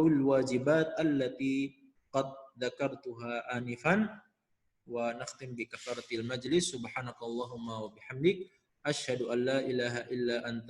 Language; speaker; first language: Arabic; non-native, fluent; Indonesian